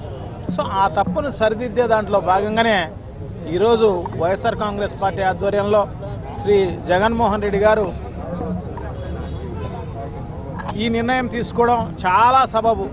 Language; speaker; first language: Telugu; native; Telugu